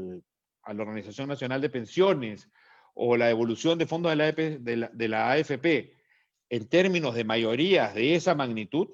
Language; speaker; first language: Spanish; native; Spanish